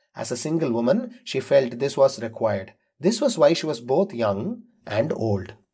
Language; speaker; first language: English; non-native, local second language; Tamil